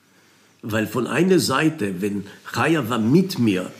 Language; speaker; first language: German; non-native, fluent; Hebrew